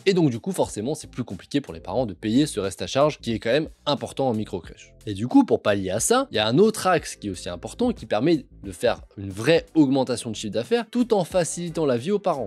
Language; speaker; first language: French; native; French